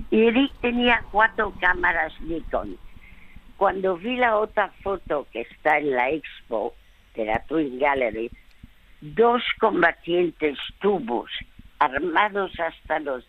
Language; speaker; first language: Spanish; early bilingual, other home language; French